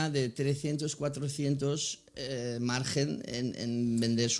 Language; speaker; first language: Spanish; non-native, fluent; Dutch